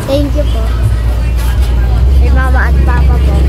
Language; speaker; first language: Filipino; native; Filipino